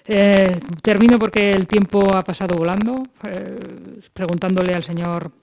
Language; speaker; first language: Spanish; native; Spanish